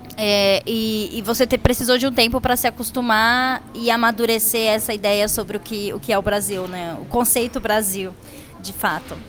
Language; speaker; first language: Portuguese; native; Portuguese